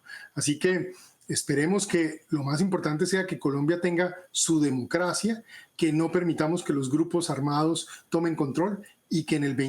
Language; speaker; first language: Spanish; native; Spanish